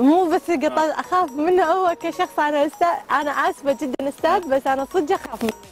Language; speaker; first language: Arabic; native; Arabic